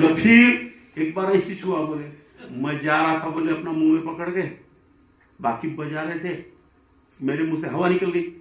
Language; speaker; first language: Hindi; non-native, local second language; Marathi